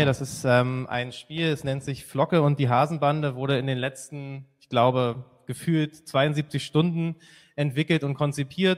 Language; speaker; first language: German; native; German